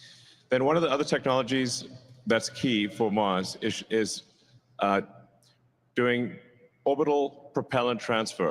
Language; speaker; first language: English; native; English